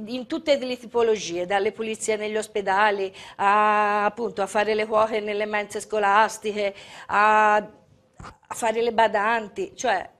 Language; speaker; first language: Italian; native; Italian